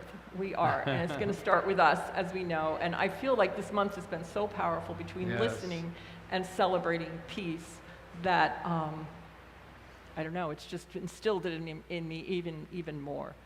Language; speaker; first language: English; native; English